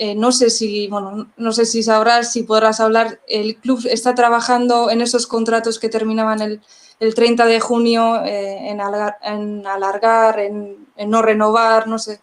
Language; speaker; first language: Spanish; non-native, local second language; Basque